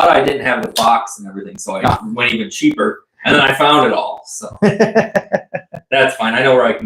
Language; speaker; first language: English; native; English